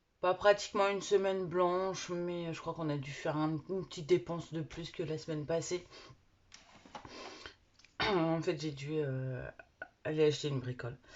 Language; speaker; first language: French; native; French